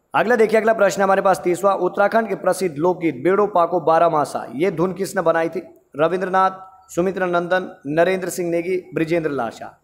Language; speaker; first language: Hindi; native; Hindi